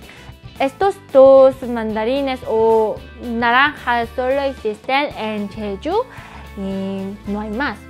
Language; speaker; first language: Spanish; non-native, fluent; Korean